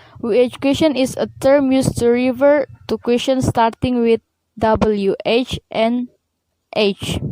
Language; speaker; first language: English; non-native, learner; Indonesian